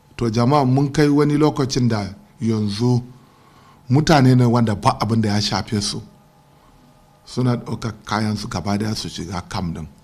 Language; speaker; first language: Hausa; non-native, local second language; Kanuri